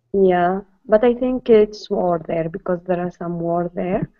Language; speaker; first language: English; non-native, learner; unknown